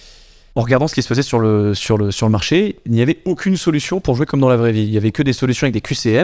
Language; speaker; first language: French; native; French